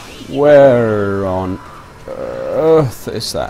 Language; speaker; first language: English; non-native, fluent; Danish